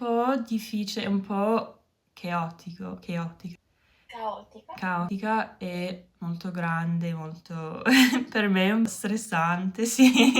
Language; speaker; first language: Italian; non-native, learner; English